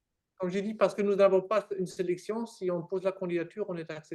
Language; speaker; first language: French; non-native, fluent; German